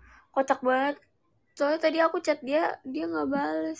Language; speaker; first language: Indonesian; native; Indonesian